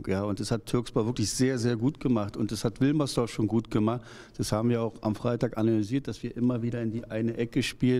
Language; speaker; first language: German; native; German